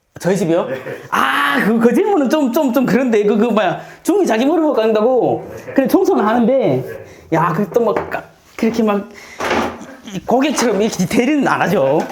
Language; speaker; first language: Korean; native; Korean